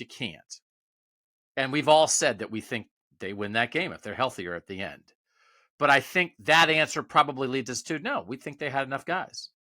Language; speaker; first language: English; native; English